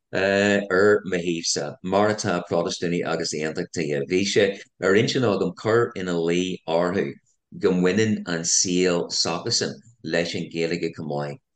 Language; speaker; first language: Irish; non-native, local second language; English